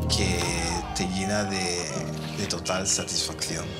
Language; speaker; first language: Spanish; early bilingual, other home language; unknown